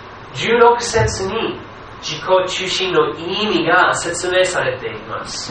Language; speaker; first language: Japanese; non-native, fluent; English